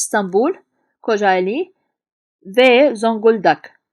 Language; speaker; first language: Turkish; non-native, fluent; Arabic